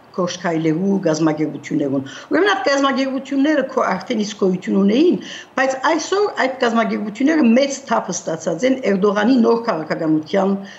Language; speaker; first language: Armenian; early bilingual, heritage; Armenian